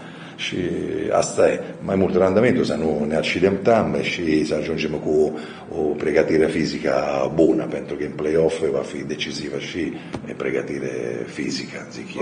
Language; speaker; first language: Romanian; non-native, fluent; Italian